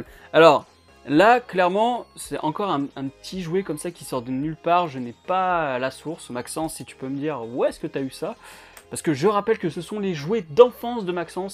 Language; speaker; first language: French; native; French